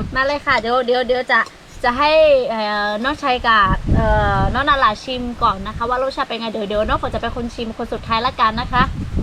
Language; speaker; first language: Thai; non-native, local second language; Lahu